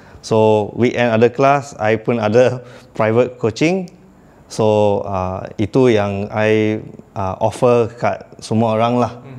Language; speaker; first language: Malay; non-native, local second language; Chinese